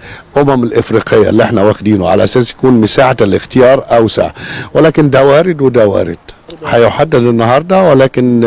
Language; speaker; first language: Arabic; native; Arabic